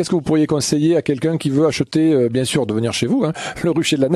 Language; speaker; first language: French; native; French